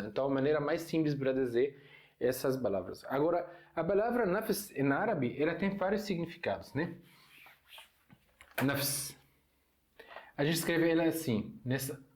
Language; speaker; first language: Portuguese; non-native, fluent; Arabic